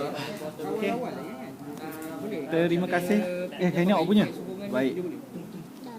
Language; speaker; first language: Malay; native; Malay